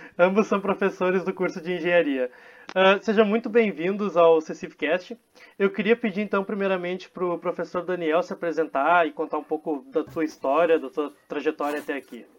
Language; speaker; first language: Portuguese; native; Portuguese